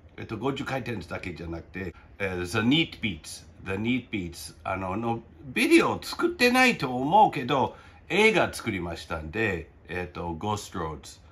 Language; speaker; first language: Japanese; non-native, fluent; English